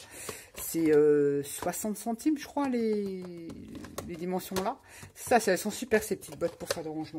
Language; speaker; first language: French; native; French